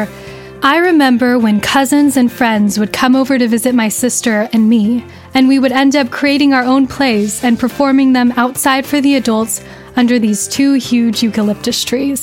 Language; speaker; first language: English; native; English